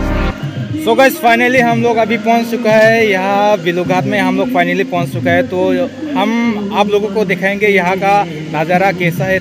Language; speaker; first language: Hindi; non-native, local second language; Karbi